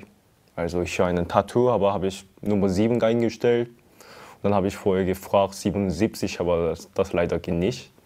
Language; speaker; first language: German; non-native, learner; Korean